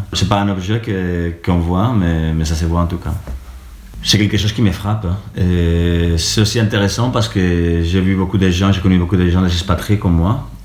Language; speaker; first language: French; non-native, fluent; Spanish